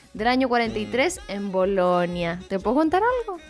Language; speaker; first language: Spanish; native; Spanish